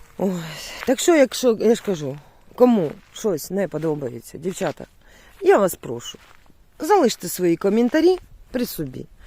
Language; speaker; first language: Ukrainian; native; Ukrainian